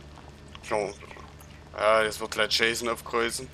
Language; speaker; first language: German; native; German